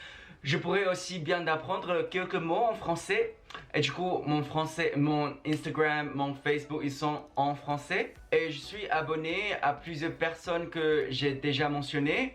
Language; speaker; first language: French; non-native, fluent; Chinese